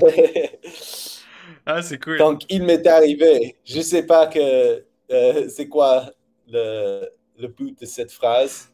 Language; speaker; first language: French; non-native, learner; English